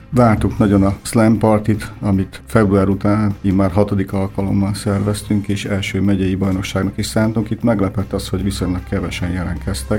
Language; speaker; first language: Hungarian; native; Hungarian